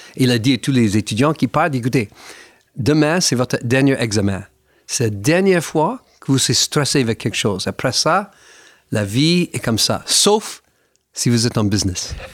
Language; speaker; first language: French; non-native, fluent; English